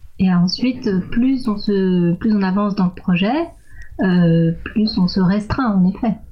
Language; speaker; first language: French; non-native, fluent; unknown